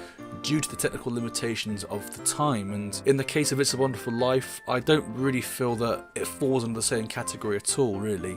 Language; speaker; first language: English; native; English